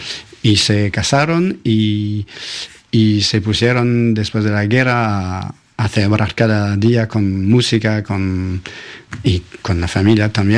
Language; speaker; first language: Spanish; non-native, fluent; French